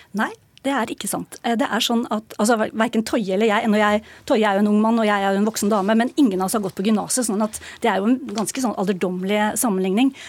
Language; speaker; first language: Norwegian; native; Norwegian